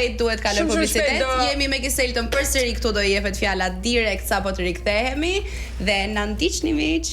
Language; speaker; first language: Albanian; native; Albanian